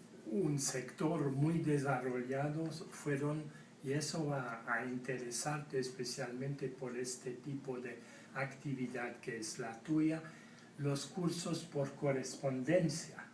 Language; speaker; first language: Spanish; non-native, fluent; French